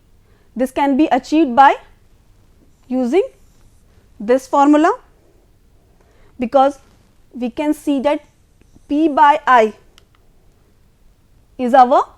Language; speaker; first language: English; non-native, local second language; Hindi